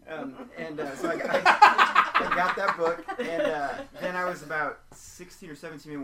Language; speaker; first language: English; native; English